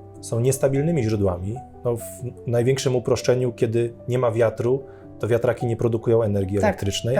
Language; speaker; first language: Polish; native; Polish